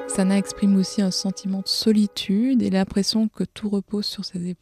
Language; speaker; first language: French; native; French